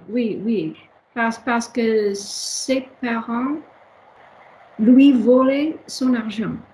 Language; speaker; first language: French; non-native, learner; English